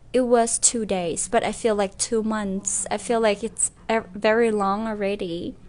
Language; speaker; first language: Lao; non-native, local second language; Hmong